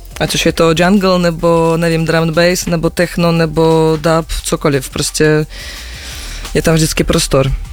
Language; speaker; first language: Czech; non-native, fluent; Russian